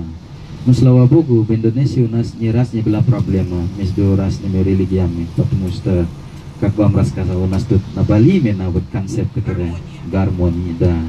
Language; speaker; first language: Russian; non-native, fluent; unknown